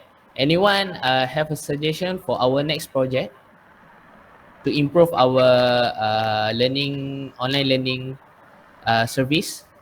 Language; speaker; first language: English; non-native, learner; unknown